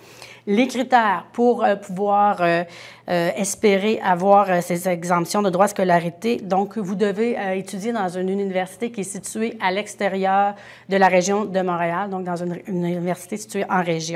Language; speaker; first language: French; native; French